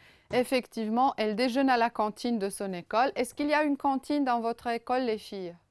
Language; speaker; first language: French; non-native, fluent; Romanian